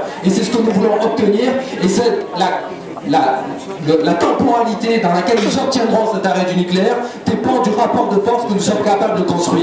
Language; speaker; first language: French; native; French